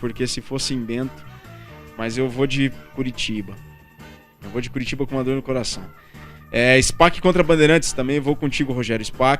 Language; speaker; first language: Portuguese; native; Portuguese